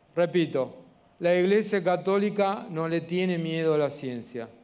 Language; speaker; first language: Spanish; native; Spanish